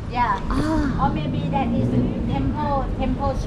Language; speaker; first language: English; non-native, fluent; Thai